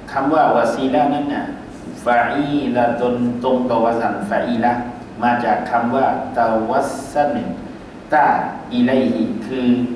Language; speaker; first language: Thai; native; Thai